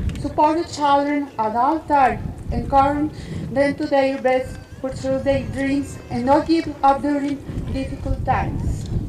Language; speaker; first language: English; non-native, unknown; Spanish